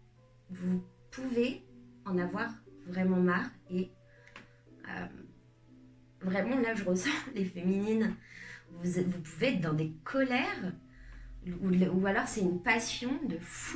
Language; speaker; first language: French; native; French